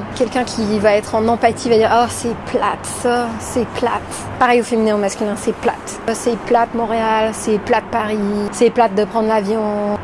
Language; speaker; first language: French; native; French